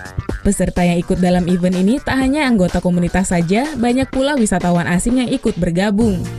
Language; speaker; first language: Indonesian; native; Indonesian